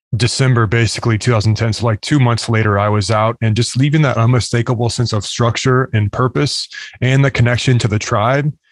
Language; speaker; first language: English; native; English